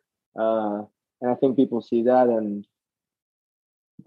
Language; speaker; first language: English; native; English